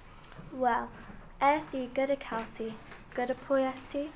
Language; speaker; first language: Welsh; non-native, learner; English